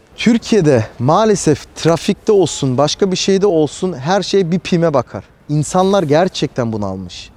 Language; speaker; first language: Turkish; early bilingual, heritage; Turkish